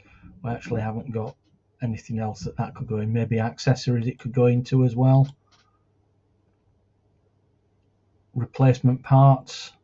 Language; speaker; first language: English; native; English